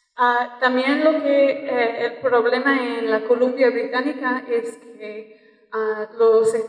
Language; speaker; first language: Spanish; non-native, fluent; English